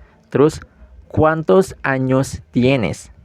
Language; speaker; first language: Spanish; non-native, fluent; Indonesian